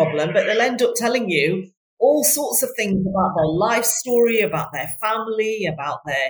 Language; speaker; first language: English; native; English